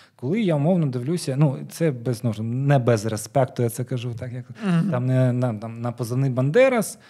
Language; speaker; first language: Ukrainian; native; Ukrainian